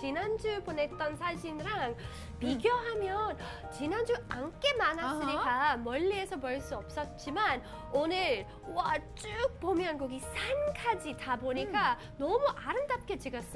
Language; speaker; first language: Korean; non-native, fluent; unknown